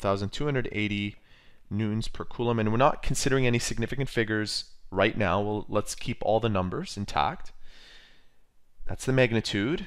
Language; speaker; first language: English; native; English